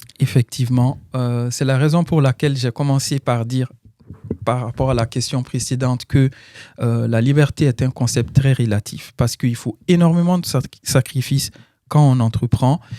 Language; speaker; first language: French; non-native, local second language; Bambara